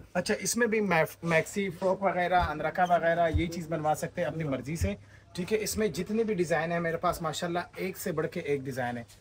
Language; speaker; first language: Urdu; native; Urdu